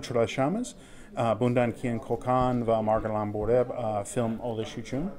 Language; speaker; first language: Uzbek; non-native, learner; English